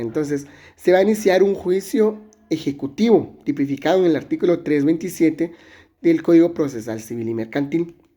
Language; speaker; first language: Spanish; native; Spanish